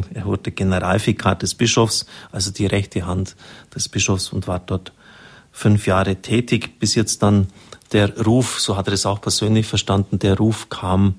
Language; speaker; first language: German; native; German